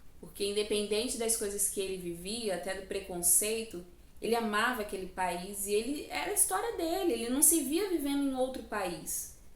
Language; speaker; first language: Portuguese; native; Portuguese